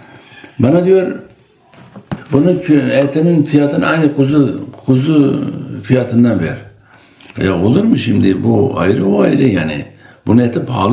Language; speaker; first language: Turkish; non-native, local second language; Kurdish